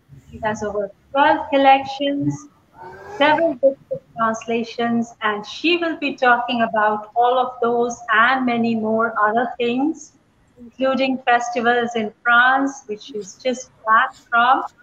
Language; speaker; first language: English; non-native, local second language; Hindi